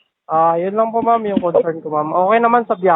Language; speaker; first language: Filipino; native; Filipino